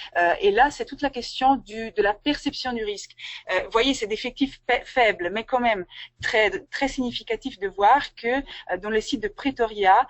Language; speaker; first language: French; native; French